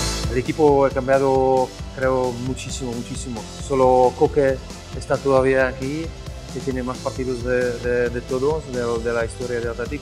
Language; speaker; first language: Spanish; non-native, fluent; Czech